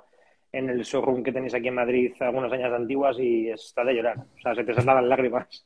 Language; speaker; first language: Spanish; native; Spanish